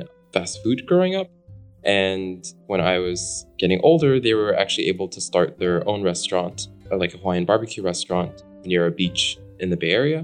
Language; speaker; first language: English; native; English